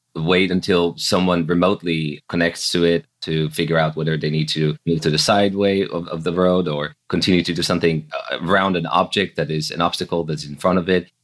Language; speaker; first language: English; non-native, fluent; Hebrew